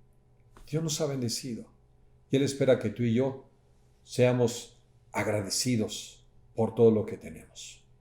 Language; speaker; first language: Spanish; native; Spanish